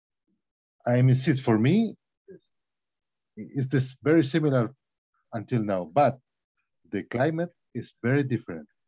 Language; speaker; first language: English; non-native, learner; Spanish